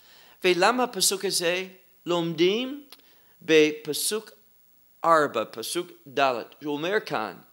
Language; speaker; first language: Hebrew; non-native, fluent; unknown